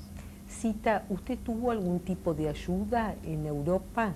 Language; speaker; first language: Spanish; native; Spanish